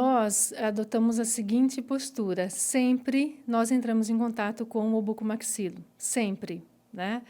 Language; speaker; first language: Portuguese; native; Portuguese